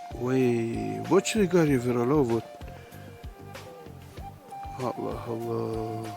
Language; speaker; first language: English; non-native, learner; Turkish